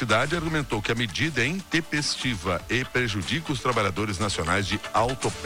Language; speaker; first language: Portuguese; native; Portuguese